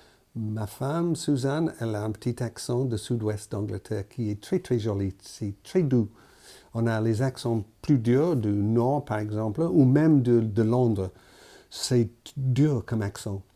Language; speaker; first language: French; non-native, fluent; English